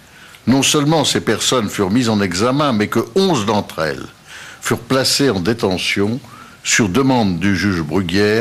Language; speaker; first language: French; native; French